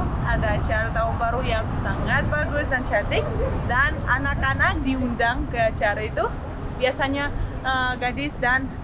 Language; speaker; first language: Indonesian; non-native, fluent; Russian